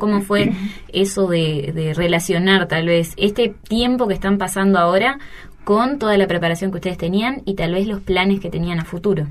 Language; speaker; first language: Spanish; native; Spanish